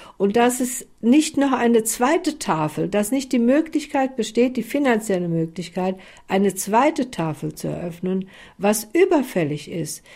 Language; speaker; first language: German; native; German